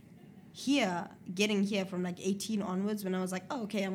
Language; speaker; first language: English; native; English